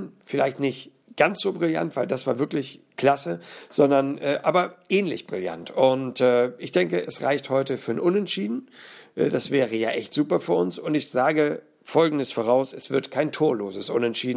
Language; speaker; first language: German; native; German